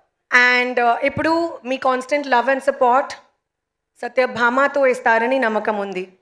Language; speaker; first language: Telugu; non-native, local second language; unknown